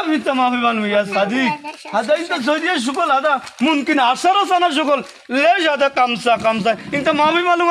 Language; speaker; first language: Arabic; non-native, learner; Bangla